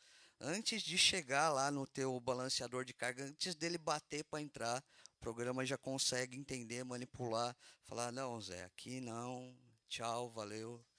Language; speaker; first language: Portuguese; native; Portuguese